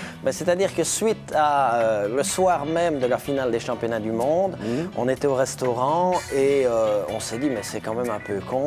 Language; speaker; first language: French; native; French